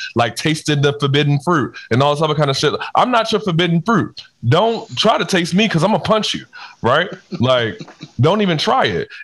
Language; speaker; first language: English; native; English